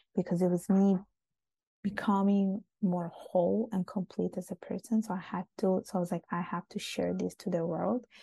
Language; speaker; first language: English; non-native, fluent; Italian